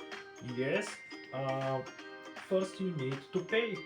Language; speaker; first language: English; non-native, learner; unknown